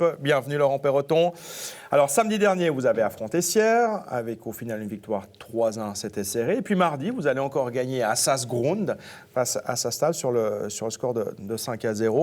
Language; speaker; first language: French; native; French